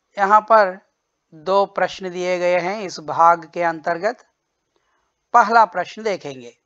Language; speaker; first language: Hindi; non-native, local second language; Telugu